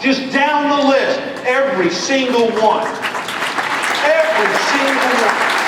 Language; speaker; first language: English; native; English